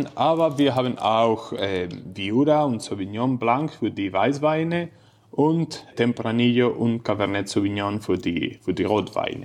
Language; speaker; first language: German; non-native, learner; Spanish